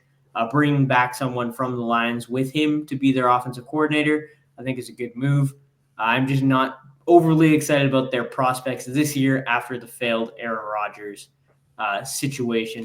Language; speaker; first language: English; native; English